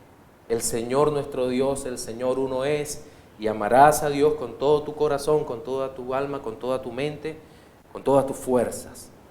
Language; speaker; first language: Spanish; native; Spanish